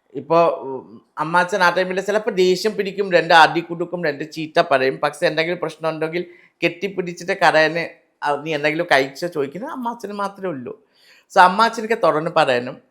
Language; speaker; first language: Malayalam; non-native, learner; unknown